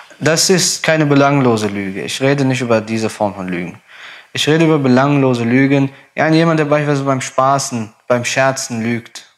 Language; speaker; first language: German; non-native, fluent; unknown